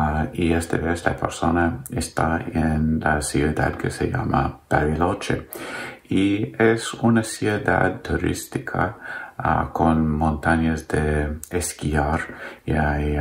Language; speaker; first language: Spanish; non-native, learner; English